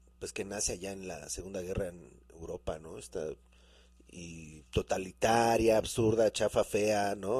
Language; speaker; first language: Spanish; native; Spanish